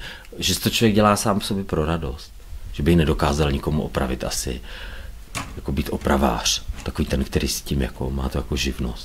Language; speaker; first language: Czech; native; Czech